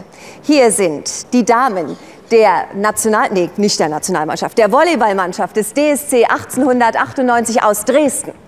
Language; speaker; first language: German; native; German